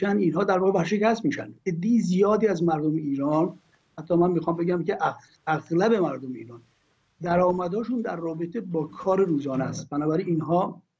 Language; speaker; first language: Persian; native; Persian